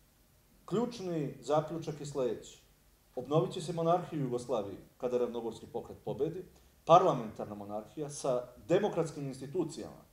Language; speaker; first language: Serbian; native; Serbian